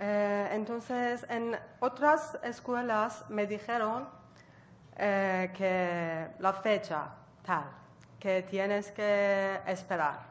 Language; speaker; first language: Spanish; non-native, learner; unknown